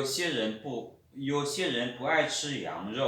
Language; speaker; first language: Chinese; non-native, fluent; Lao